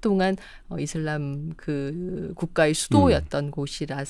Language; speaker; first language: Korean; native; Korean